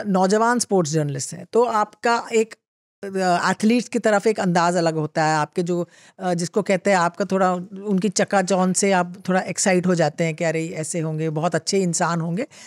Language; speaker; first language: Hindi; non-native, local second language; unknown